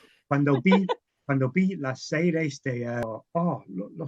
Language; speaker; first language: Spanish; non-native, learner; English